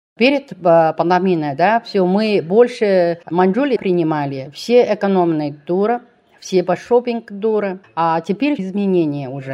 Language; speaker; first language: Russian; non-native, learner; Chinese